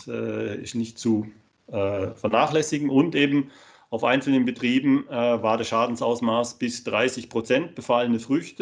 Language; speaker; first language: German; native; German